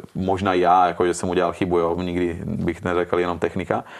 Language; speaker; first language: Czech; early bilingual, heritage; Italian